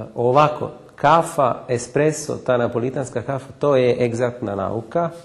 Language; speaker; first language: Serbian; non-native, fluent; Italian